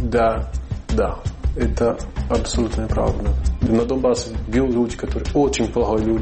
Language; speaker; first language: Russian; non-native, learner; Portuguese